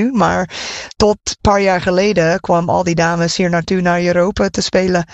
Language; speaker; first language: Dutch; non-native, fluent; English